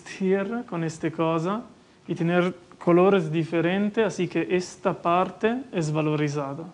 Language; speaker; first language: Spanish; non-native, fluent; Italian